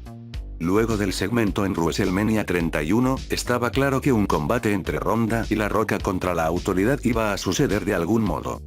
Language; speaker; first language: Spanish; native; Spanish